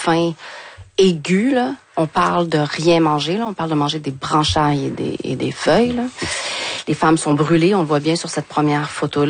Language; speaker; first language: French; native; French